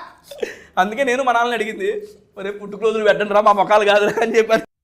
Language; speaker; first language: Telugu; native; Telugu